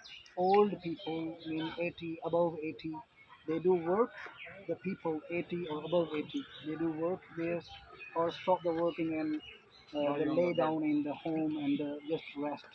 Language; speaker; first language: English; non-native, local second language; Urdu